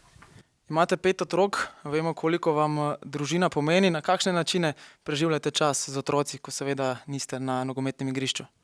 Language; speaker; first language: Slovenian; native; Slovenian